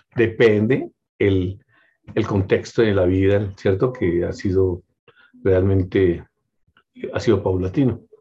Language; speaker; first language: Spanish; native; Spanish